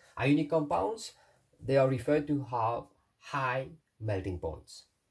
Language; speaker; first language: English; non-native, local second language; Morisyen